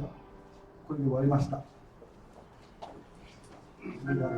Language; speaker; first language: Japanese; early bilingual, heritage; Portuguese